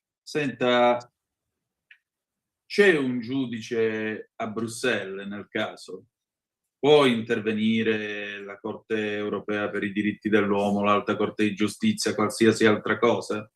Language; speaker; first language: Italian; native; Italian